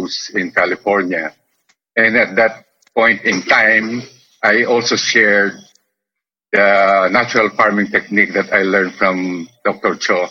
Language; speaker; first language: English; non-native, local second language; Filipino